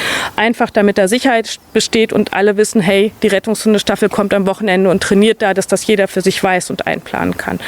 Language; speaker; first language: German; native; German